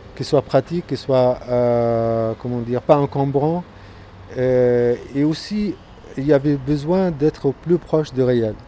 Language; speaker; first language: French; non-native, fluent; Arabic